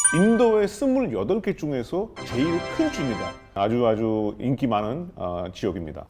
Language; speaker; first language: Korean; non-native, fluent; Hindi